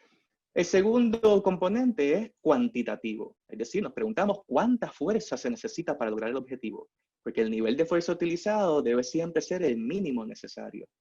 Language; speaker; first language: Spanish; native; Spanish